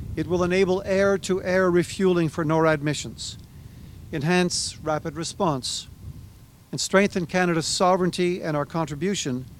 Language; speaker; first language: English; native; English